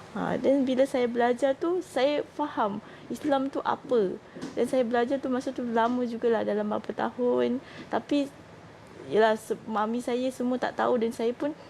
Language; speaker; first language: Malay; non-native, local second language; Chinese